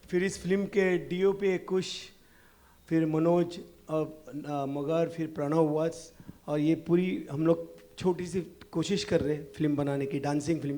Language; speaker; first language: Hindi; native; Hindi